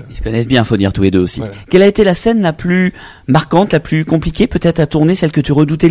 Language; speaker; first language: French; native; French